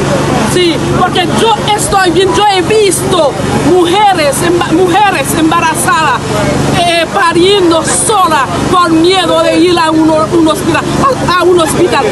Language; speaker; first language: Spanish; non-native, fluent; Haitian Creole